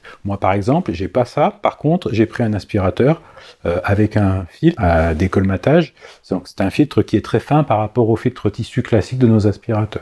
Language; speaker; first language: French; native; French